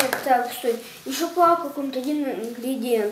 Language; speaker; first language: Russian; native; Russian